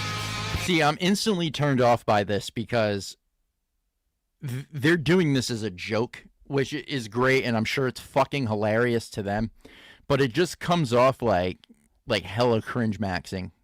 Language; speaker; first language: English; native; English